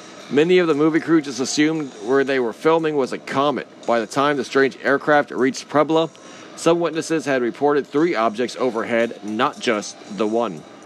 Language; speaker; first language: English; native; English